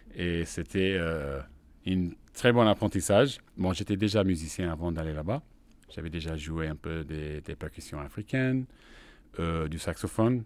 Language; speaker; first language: French; non-native, fluent; English